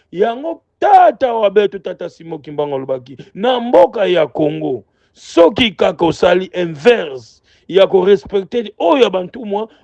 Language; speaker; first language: Lingala; non-native, local second language; Kongo